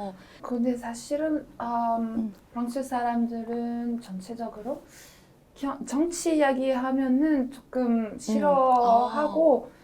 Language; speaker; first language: Korean; non-native, fluent; French